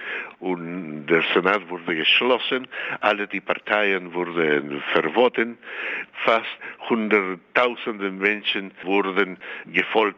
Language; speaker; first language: German; non-native, fluent; Spanish